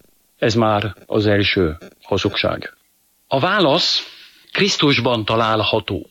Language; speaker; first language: Hungarian; non-native, fluent; French